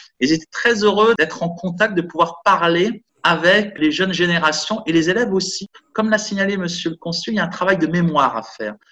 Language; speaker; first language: French; native; French